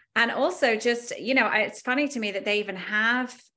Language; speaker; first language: English; native; English